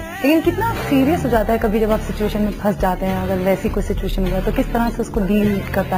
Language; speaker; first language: Hindi; native; Hindi